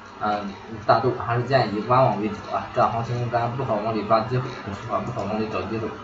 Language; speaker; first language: Chinese; native; Chinese